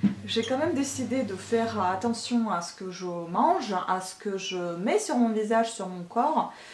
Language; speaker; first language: French; non-native, fluent; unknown